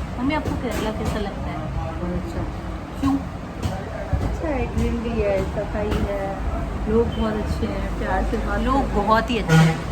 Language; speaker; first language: Hindi; native; Hindi